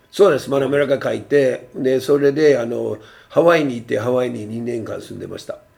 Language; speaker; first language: Japanese; non-native, fluent; English